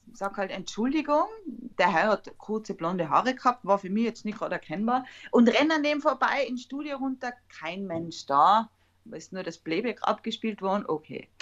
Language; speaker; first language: German; native; German